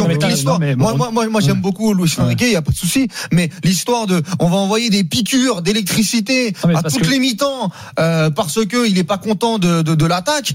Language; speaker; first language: French; native; French